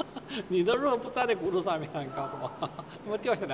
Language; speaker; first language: Chinese; native; Chinese